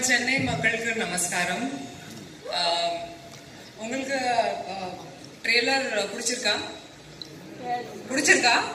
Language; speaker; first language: Tamil; non-native, local second language; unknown